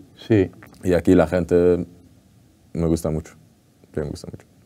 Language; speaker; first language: Spanish; non-native, learner; Dutch